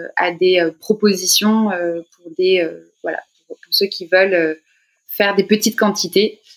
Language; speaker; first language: French; native; French